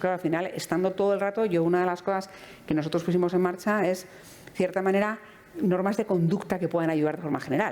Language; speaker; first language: Spanish; native; Spanish